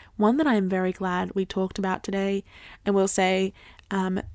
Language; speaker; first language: English; native; English